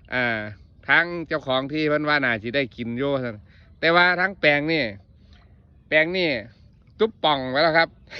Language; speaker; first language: Thai; native; Thai